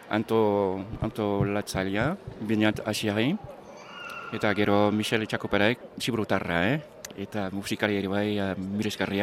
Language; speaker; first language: Basque; non-native, learner; English